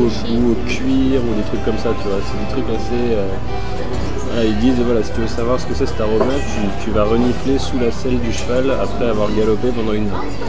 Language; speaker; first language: French; native; French